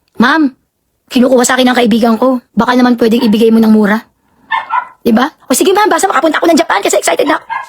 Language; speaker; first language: Filipino; native; Filipino